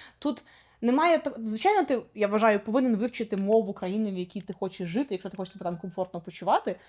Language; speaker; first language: Ukrainian; native; Ukrainian